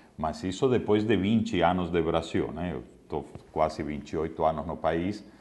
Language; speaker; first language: Portuguese; non-native, fluent; Spanish